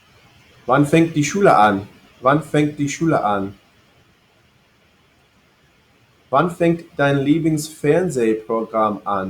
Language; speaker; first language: German; non-native, fluent; English